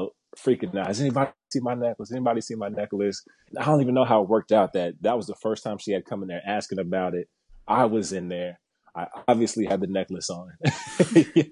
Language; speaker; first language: English; native; English